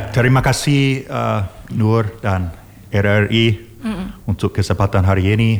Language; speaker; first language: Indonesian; non-native, learner; English